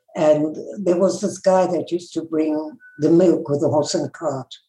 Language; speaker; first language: English; native; English